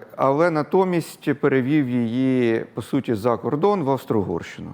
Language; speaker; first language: Ukrainian; native; Ukrainian